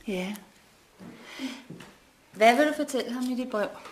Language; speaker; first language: Danish; native; Danish